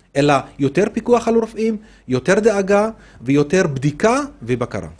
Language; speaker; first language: Hebrew; non-native, local second language; Arabic